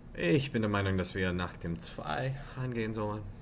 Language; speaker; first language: German; non-native, learner; English